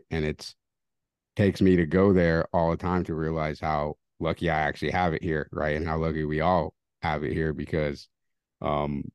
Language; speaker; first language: English; early bilingual, other home language; Spanish